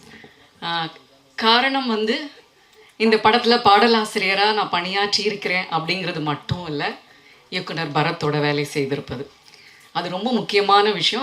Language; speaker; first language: Tamil; native; Tamil